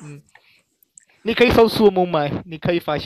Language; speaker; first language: Chinese; non-native, learner; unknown